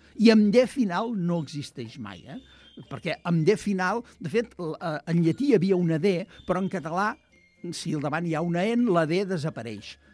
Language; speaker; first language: Catalan; native; Catalan